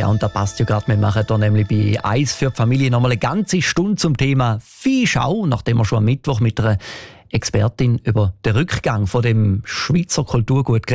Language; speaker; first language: German; native; German